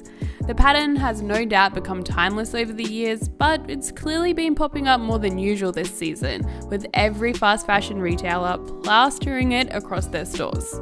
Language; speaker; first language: English; native; English